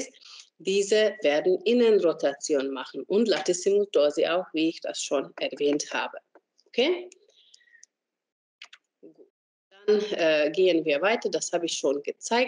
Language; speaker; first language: German; non-native, fluent; Hungarian